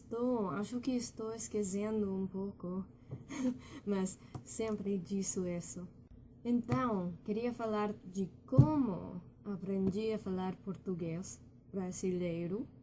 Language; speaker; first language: Portuguese; non-native, learner; English